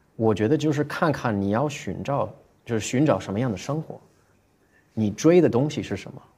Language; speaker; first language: Chinese; non-native, fluent; English